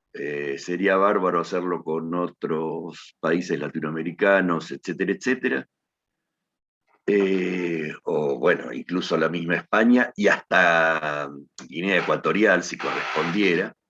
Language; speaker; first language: Spanish; native; Spanish